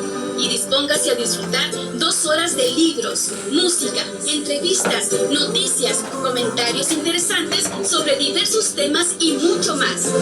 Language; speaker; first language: Spanish; native; Spanish